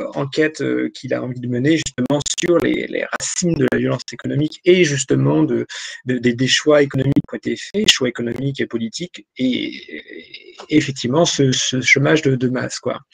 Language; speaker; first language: French; native; French